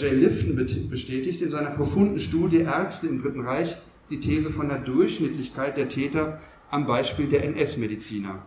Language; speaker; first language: German; native; German